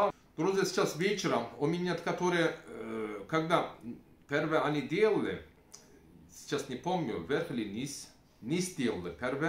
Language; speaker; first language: Russian; non-native, learner; Turkish